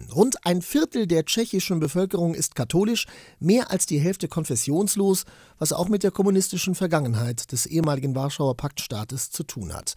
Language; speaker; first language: German; native; German